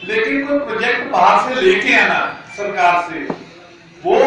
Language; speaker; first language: Hindi; non-native, local second language; Punjabi